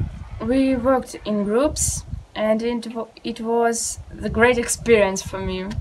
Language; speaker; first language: English; non-native, learner; Russian